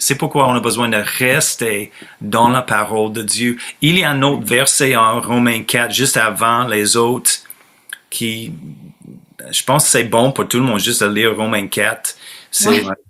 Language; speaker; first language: French; non-native, fluent; English